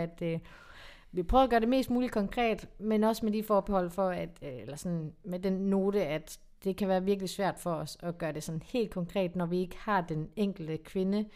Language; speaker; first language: Danish; native; Danish